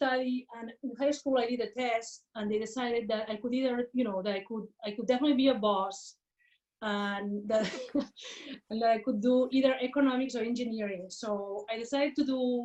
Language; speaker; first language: English; non-native, fluent; Spanish